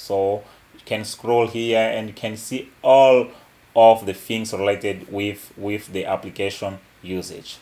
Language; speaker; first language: English; non-native, local second language; Portuguese